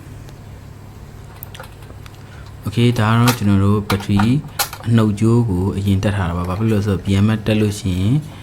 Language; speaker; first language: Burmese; native; Burmese